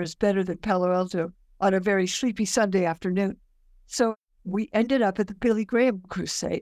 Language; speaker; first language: English; native; English